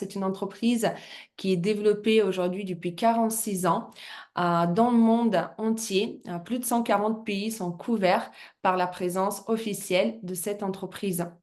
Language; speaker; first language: French; non-native, fluent; Russian